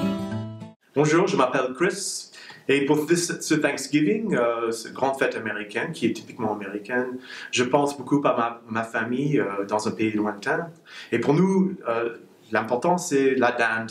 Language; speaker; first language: French; non-native, fluent; English